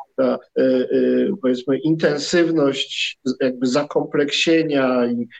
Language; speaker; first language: Polish; native; Polish